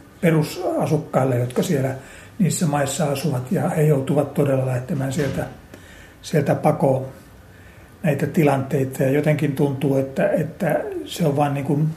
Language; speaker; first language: Finnish; native; Finnish